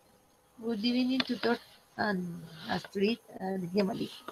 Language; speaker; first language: English; non-native, learner; Spanish